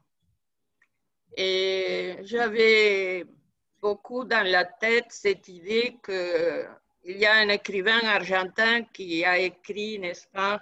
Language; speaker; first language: French; non-native, fluent; Spanish